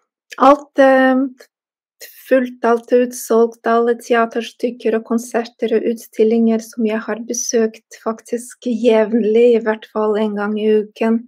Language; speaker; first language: Norwegian; non-native, fluent; Russian